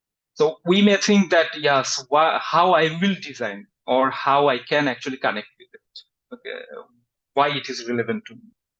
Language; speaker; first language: English; non-native, fluent; Bangla